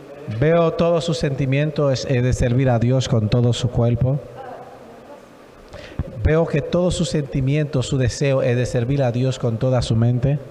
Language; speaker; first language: Spanish; non-native, fluent; Haitian Creole